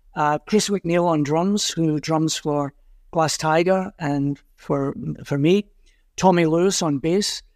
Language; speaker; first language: English; native; English